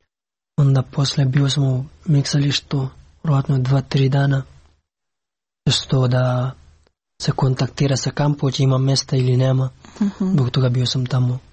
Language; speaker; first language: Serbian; non-native, learner; Pashto